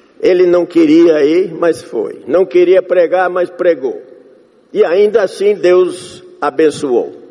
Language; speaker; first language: Portuguese; non-native, fluent; English